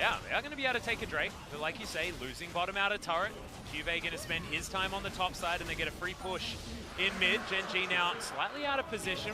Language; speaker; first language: English; native; English